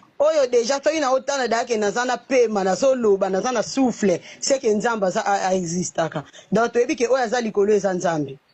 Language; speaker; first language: Lingala; non-native, local second language; Kongo